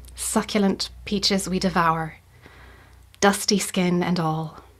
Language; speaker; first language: English; native; English